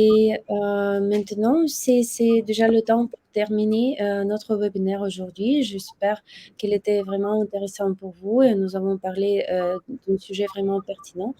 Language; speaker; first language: French; non-native, fluent; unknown